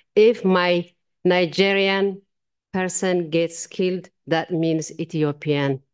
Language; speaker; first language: English; non-native, learner; Amharic